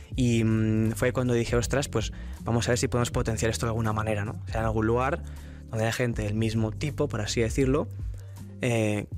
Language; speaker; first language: Spanish; native; Spanish